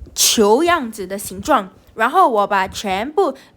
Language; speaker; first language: Chinese; non-native, learner; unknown